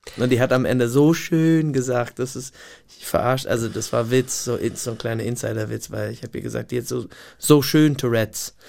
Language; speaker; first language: German; non-native, fluent; English